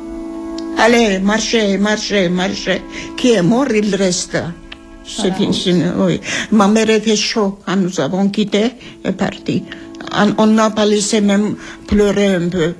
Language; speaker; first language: French; early bilingual, other home language; Armenian